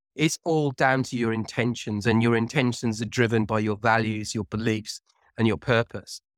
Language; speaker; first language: English; native; English